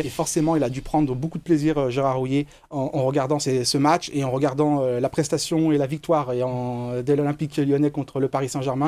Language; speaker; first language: French; native; French